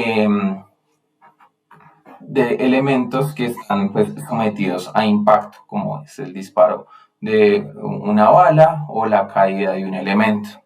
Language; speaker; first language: Spanish; native; Spanish